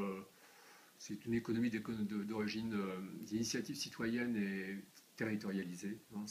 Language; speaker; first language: French; native; French